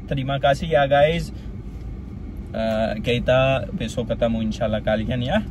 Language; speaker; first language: Indonesian; non-native, learner; Urdu